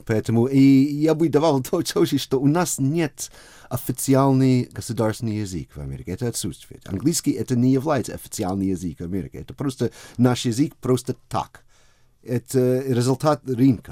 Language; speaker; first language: Russian; non-native, fluent; English